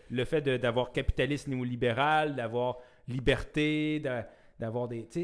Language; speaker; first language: French; native; French